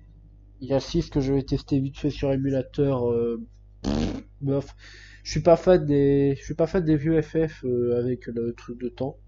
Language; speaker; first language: French; native; French